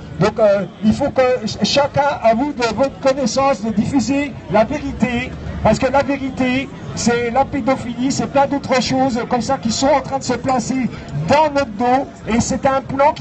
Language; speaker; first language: French; native; French